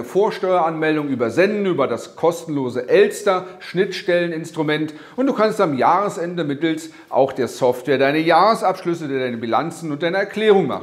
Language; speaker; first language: German; native; German